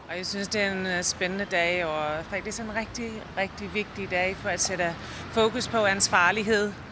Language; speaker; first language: Danish; non-native, fluent; English